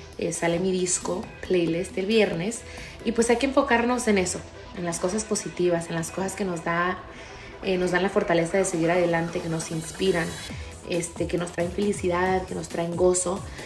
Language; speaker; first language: Spanish; early bilingual, other home language; English